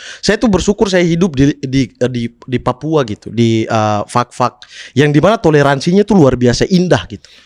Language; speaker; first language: Indonesian; native; Indonesian